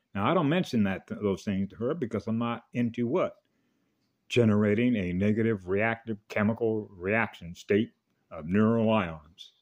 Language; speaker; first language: English; native; English